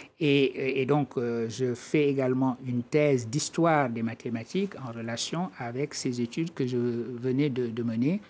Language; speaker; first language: French; non-native, local second language; Wolof